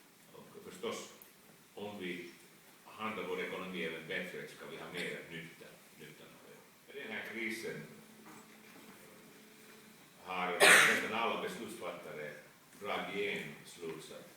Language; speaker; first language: Swedish; non-native, fluent; Finnish